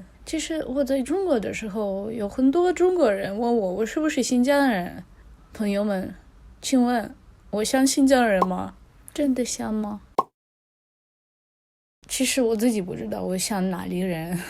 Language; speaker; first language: Chinese; non-native, fluent; Russian